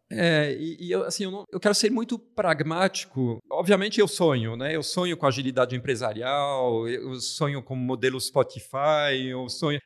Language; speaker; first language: Portuguese; non-native, fluent; French